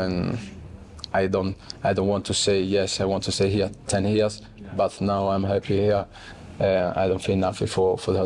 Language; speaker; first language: English; non-native, fluent; Italian